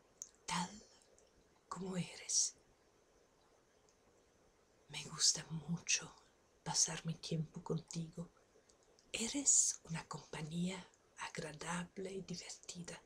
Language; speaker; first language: Spanish; non-native, fluent; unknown